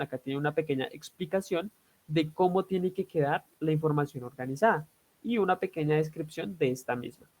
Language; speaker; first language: Spanish; native; Spanish